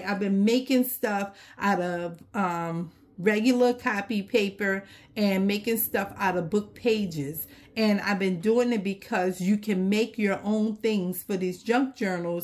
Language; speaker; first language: English; native; English